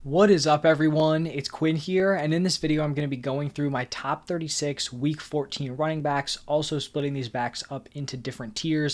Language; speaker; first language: English; native; English